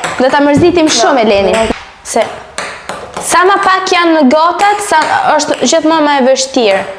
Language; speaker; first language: Albanian; early bilingual, heritage; Albanian